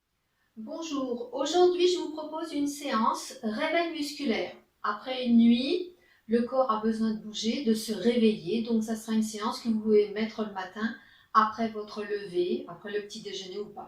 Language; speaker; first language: French; native; French